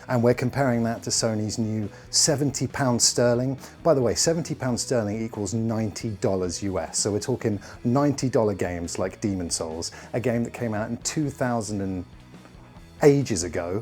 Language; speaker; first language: English; native; English